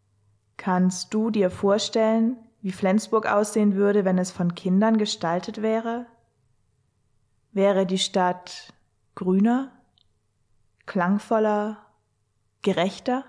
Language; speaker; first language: German; native; German